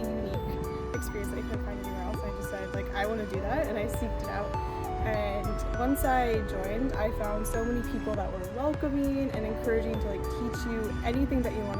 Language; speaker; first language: English; native; English